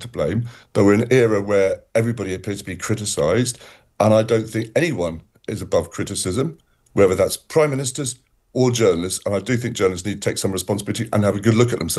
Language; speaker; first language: English; native; English